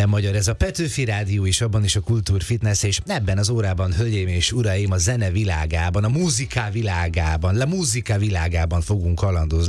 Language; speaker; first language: Hungarian; native; Hungarian